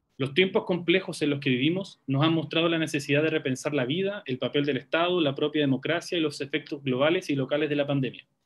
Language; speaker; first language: Spanish; native; Spanish